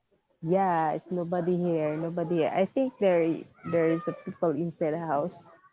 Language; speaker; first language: English; non-native, local second language; Filipino